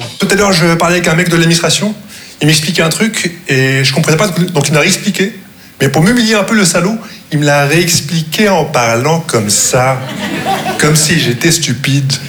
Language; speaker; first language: French; non-native, local second language; Arabic